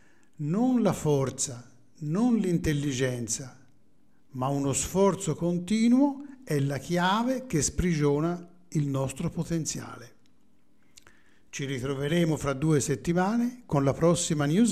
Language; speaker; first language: Italian; native; Italian